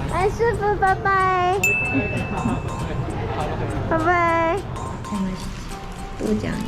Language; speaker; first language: Chinese; non-native, learner; Korean